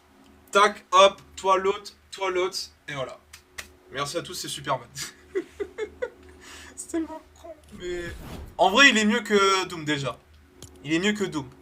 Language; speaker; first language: French; native; French